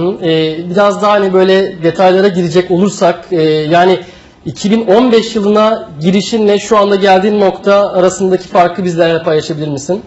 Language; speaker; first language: Turkish; native; Turkish